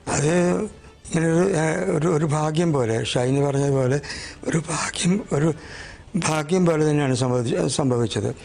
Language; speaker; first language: Malayalam; native; Malayalam